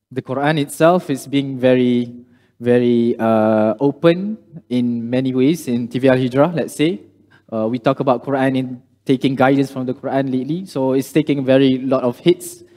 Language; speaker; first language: English; non-native, local second language; Malay